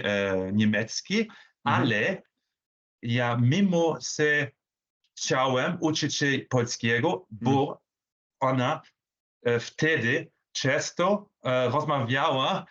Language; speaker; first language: Polish; non-native, learner; German